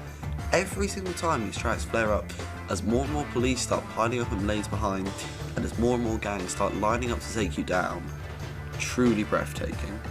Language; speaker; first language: English; native; English